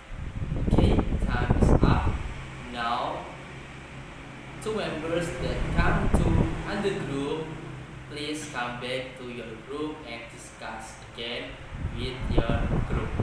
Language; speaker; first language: English; non-native, learner; Indonesian